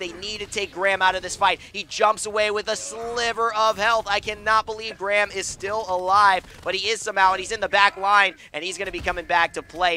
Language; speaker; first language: English; native; English